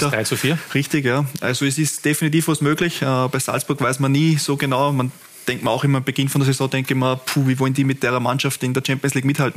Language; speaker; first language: German; native; German